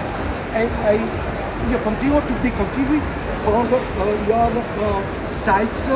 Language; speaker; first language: English; non-native, learner; Italian